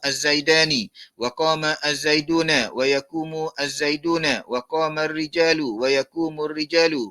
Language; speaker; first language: Arabic; non-native, fluent; Malay